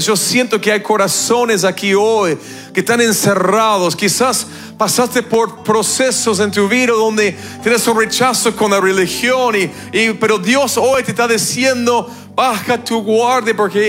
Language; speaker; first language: Spanish; non-native, fluent; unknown